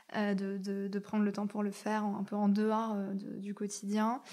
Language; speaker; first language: French; native; French